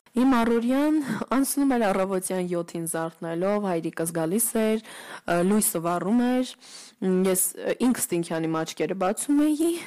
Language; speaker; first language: Armenian; early bilingual, heritage; Armenian